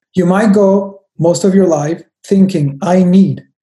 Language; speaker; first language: English; non-native, fluent; Spanish